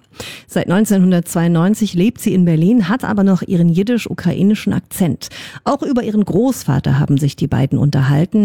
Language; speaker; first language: German; native; German